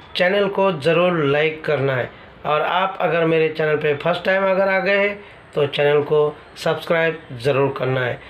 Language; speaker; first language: Hindi; non-native, local second language; Marathi